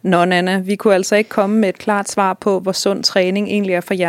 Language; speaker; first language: Danish; native; Danish